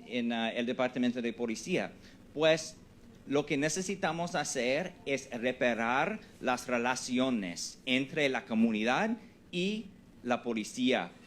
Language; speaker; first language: Spanish; non-native, fluent; English